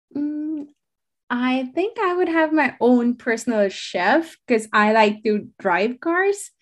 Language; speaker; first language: English; non-native, local second language; Hindi